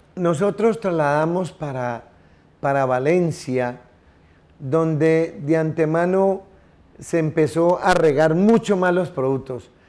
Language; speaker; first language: Spanish; native; Spanish